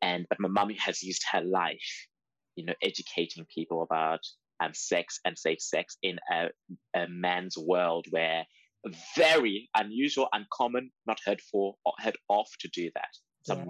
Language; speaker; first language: English; native; English